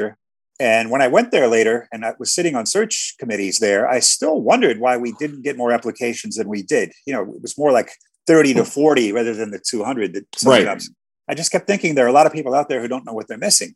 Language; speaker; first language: English; native; English